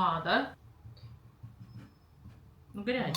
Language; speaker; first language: Russian; native; Russian